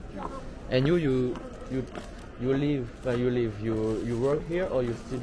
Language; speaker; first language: English; non-native, learner; French